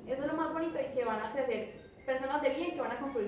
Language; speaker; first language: Spanish; native; Spanish